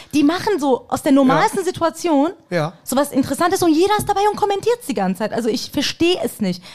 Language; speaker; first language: German; early bilingual, other home language; Persian